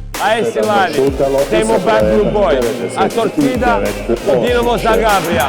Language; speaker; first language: Portuguese; non-native, learner; Italian